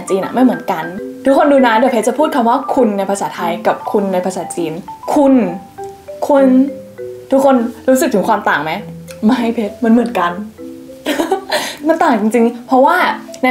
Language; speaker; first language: Thai; native; Thai